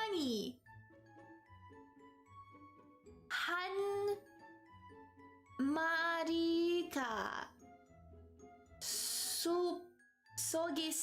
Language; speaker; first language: Korean; non-native, learner; English